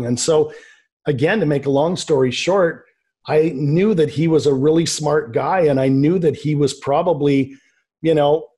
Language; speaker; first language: English; native; English